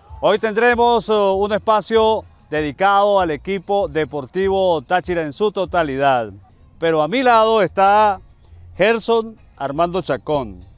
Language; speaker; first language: Spanish; native; Spanish